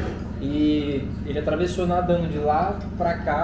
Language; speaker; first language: Portuguese; native; Portuguese